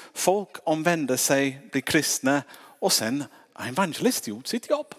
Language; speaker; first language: Swedish; non-native, fluent; English